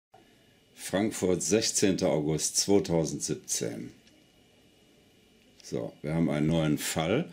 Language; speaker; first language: German; native; German